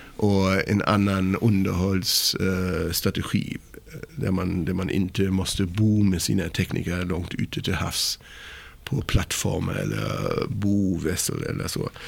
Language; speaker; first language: Swedish; non-native, fluent; German